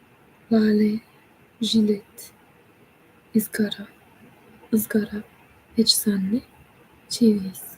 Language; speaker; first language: Turkish; non-native, learner; English